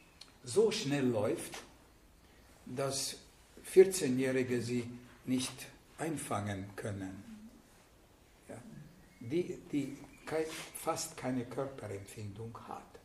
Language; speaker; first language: German; non-native, fluent; Hungarian